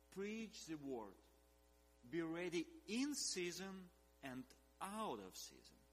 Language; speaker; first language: English; non-native, fluent; Russian